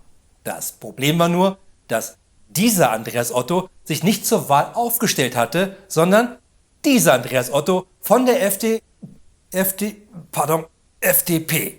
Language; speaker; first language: German; native; German